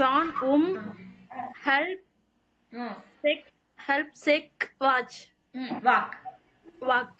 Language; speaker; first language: German; non-native, learner; Tamil